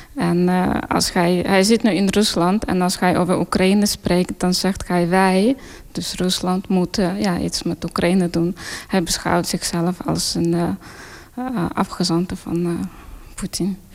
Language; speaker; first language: Dutch; non-native, fluent; Ukrainian